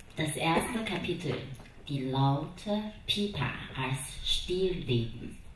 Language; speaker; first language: German; non-native, fluent; Chinese